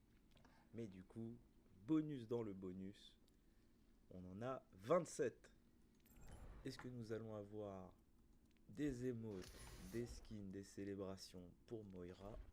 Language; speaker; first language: French; native; French